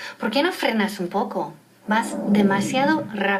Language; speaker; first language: Spanish; non-native, fluent; English